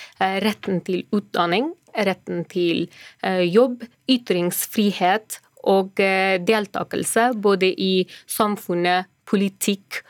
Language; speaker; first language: Norwegian; non-native, fluent; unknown